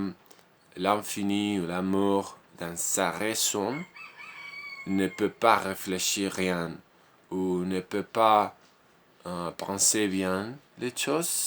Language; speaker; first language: French; non-native, learner; Spanish